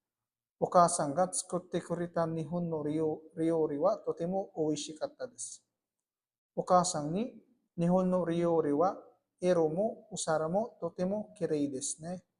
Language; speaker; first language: Japanese; non-native, fluent; Filipino